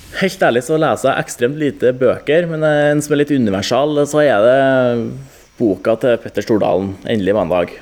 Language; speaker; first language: Norwegian; native; Norwegian